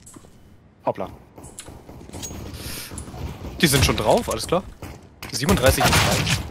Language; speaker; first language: German; native; German